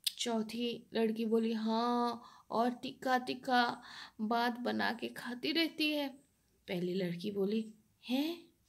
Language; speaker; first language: Hindi; non-native, local second language; Bangla